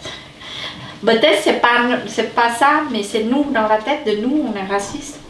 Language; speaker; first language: French; non-native, learner; Vietnamese